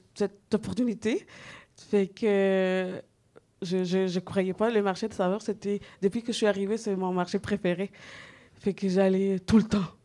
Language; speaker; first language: French; non-native, fluent; Spanish